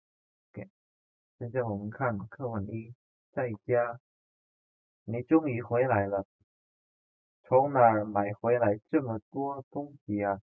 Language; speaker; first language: Chinese; non-native, fluent; Indonesian